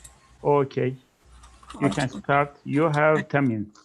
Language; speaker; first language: English; non-native, learner; Turkish